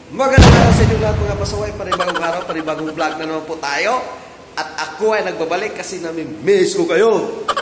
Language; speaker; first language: Filipino; non-native, local second language; Cebuano